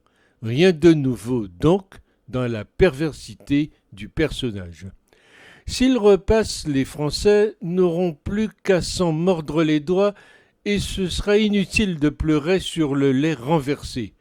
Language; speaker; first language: French; native; French